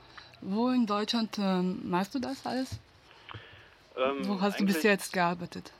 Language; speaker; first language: German; non-native, learner; Slovenian